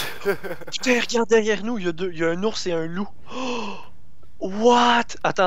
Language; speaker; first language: French; native; French